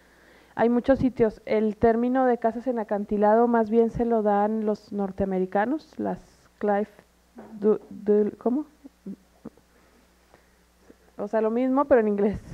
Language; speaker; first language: Spanish; native; Spanish